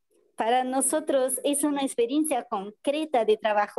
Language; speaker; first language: Spanish; non-native, fluent; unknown